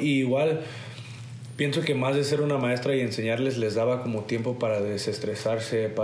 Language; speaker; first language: Spanish; early bilingual, heritage; Spanish